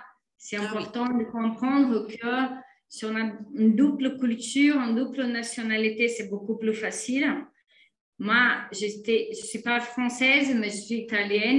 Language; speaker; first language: French; non-native, fluent; Portuguese